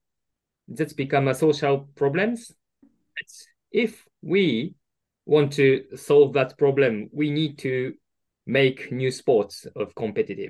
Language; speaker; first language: English; non-native, learner; Japanese